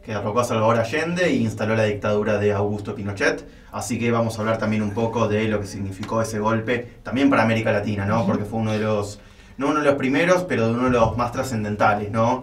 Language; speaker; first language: Spanish; native; Spanish